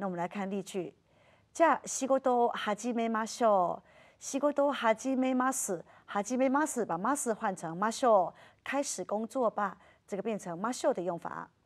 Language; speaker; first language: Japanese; non-native, fluent; Chinese